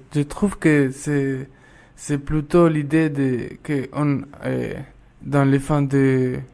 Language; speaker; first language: French; non-native, fluent; Spanish